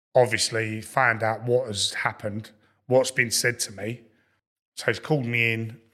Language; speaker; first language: English; native; English